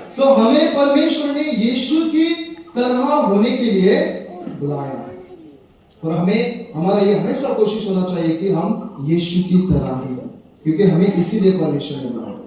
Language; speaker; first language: Hindi; non-native, local second language; Nepali